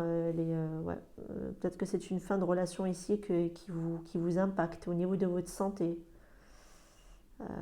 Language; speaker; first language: French; native; French